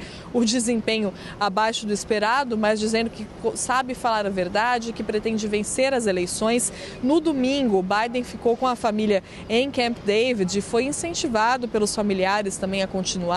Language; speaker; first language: Portuguese; native; Portuguese